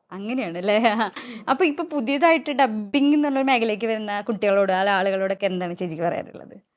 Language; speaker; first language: Malayalam; native; Malayalam